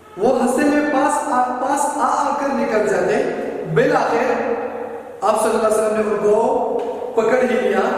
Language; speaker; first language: Urdu; non-native, local second language; Pashto